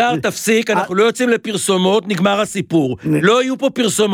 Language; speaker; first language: Hebrew; native; Hebrew